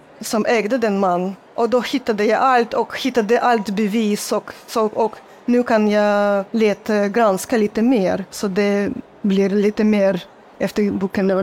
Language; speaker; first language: Swedish; non-native, fluent; Russian